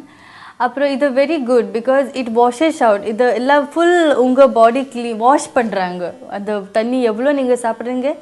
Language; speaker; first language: Tamil; non-native, learner; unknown